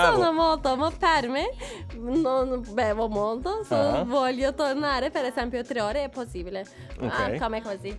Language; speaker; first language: Italian; non-native, learner; Turkish